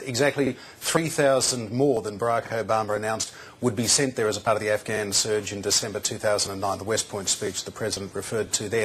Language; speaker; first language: English; native; English